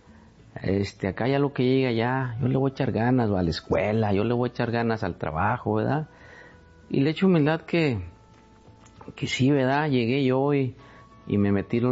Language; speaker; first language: Spanish; native; Spanish